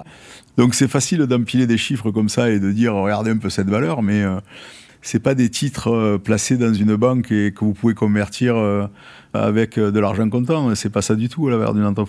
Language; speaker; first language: French; native; French